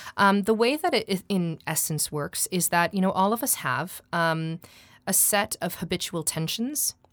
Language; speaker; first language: English; native; English